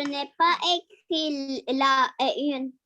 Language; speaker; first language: French; non-native, learner; Arabic